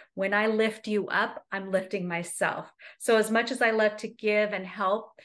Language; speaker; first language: English; native; English